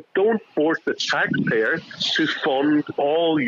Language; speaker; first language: English; native; English